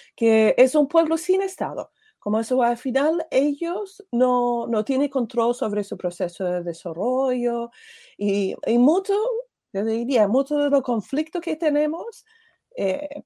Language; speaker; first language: Spanish; non-native, fluent; English